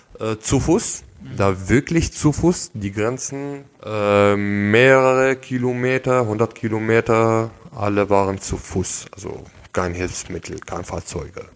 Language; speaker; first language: German; non-native, local second language; Arabic